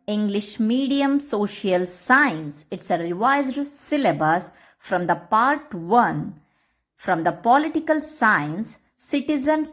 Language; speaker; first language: English; non-native, local second language; Kannada